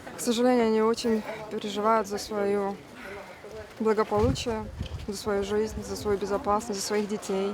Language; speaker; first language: Russian; native; Russian